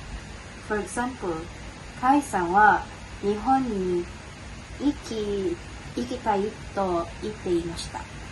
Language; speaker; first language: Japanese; non-native, learner; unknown